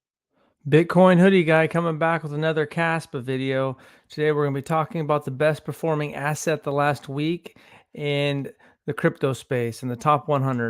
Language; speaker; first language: English; native; English